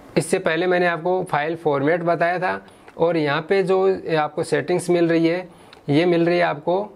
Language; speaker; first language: Hindi; native; Hindi